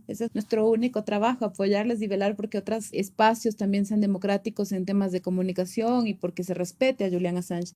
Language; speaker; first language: Spanish; native; Spanish